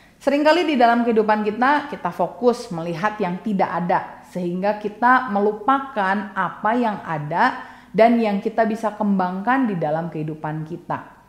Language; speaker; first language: Indonesian; native; Indonesian